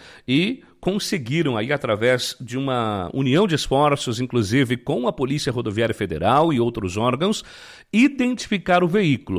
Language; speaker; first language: Portuguese; native; Portuguese